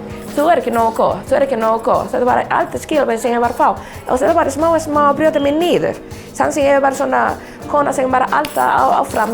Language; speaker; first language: Icelandic; non-native, learner; Spanish